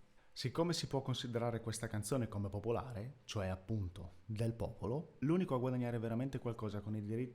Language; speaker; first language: Italian; native; Italian